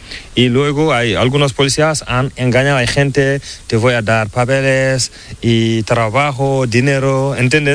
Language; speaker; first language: Spanish; non-native, learner; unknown